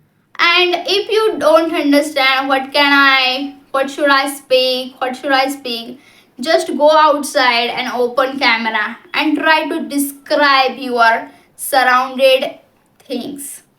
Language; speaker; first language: English; non-native, local second language; Hindi